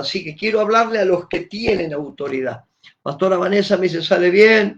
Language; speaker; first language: Spanish; native; Spanish